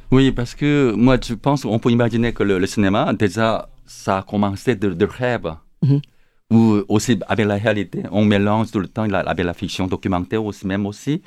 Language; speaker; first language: French; non-native, learner; Korean